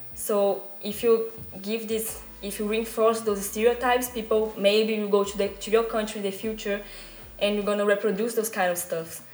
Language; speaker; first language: English; non-native, fluent; Portuguese